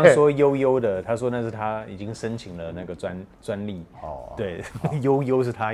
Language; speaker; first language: Chinese; native; Chinese